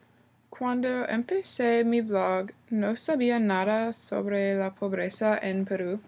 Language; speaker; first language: Spanish; non-native, learner; English